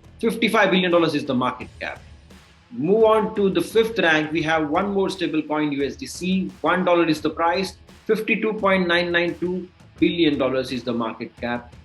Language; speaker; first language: English; non-native, local second language; Marathi